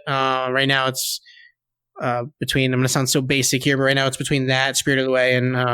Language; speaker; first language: English; native; English